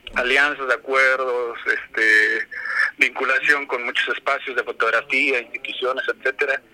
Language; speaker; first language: Spanish; native; Spanish